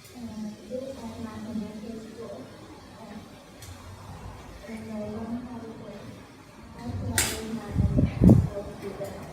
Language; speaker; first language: English; non-native, learner; Chinese